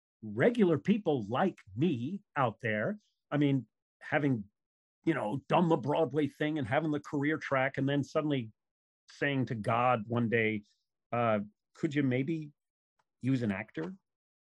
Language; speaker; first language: English; native; English